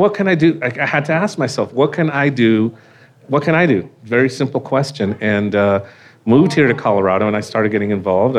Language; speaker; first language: English; native; English